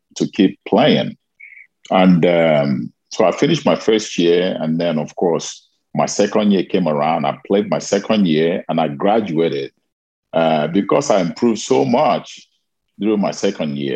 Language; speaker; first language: English; non-native, local second language; Igbo